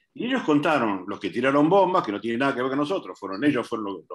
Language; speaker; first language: Spanish; native; Spanish